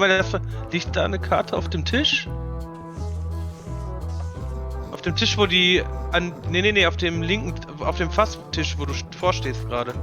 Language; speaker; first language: German; native; German